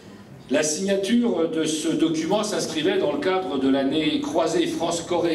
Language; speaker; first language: French; native; French